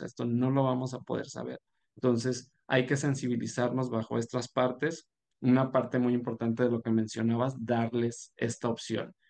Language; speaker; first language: Spanish; native; Spanish